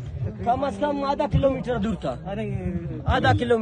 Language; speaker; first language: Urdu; non-native, local second language; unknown